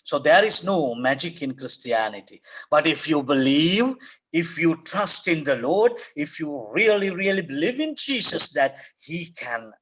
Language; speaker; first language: English; non-native, local second language; Sinhala